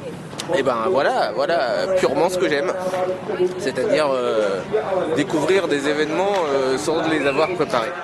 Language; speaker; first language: French; native; French